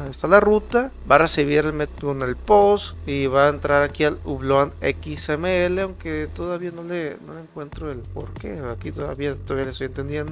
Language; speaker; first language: Spanish; native; Spanish